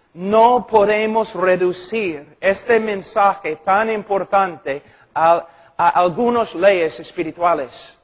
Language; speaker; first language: Spanish; non-native, fluent; English